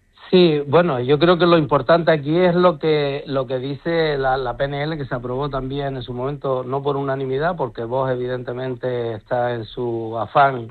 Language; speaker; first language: Spanish; native; Spanish